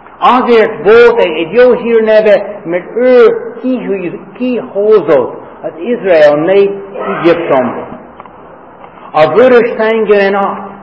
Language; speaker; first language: Hungarian; non-native, fluent; English